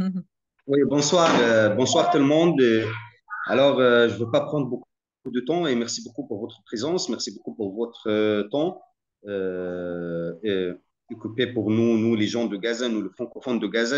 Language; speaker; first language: French; non-native, fluent; Arabic